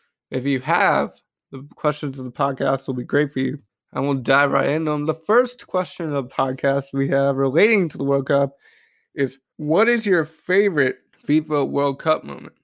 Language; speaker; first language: English; native; English